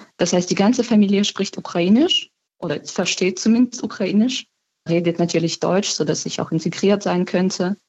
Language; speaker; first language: German; non-native, fluent; Ukrainian